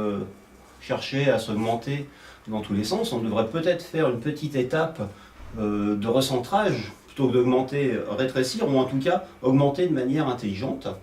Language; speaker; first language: French; native; French